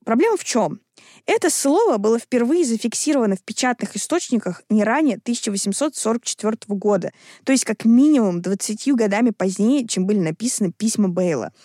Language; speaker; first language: Russian; native; Russian